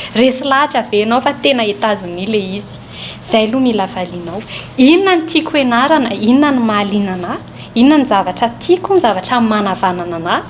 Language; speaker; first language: Malagasy; native; Malagasy